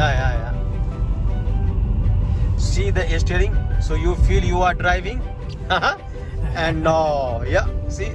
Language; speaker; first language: English; non-native, local second language; Hindi